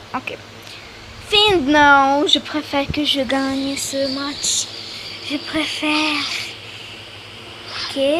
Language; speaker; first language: French; non-native, learner; Arabic